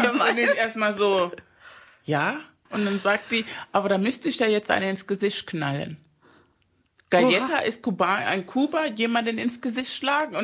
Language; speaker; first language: German; non-native, fluent; Spanish